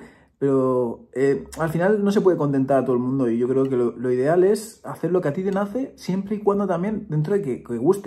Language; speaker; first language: Spanish; native; Spanish